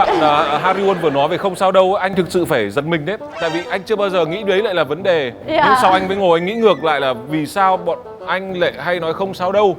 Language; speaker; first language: Vietnamese; native; Vietnamese